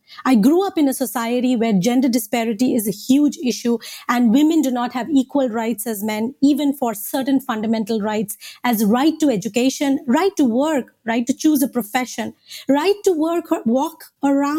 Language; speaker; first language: English; non-native, local second language; Hindi